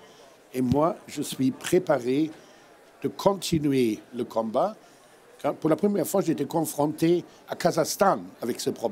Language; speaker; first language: French; non-native, fluent; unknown